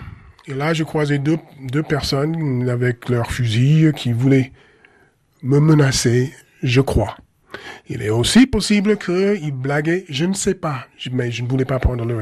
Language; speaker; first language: French; non-native, fluent; English